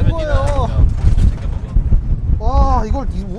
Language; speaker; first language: Korean; native; Korean